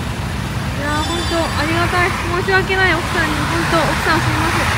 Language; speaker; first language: Japanese; native; Japanese